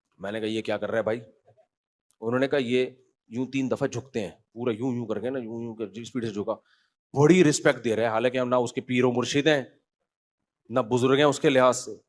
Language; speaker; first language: Urdu; native; Urdu